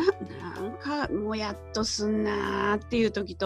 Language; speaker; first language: Japanese; native; Japanese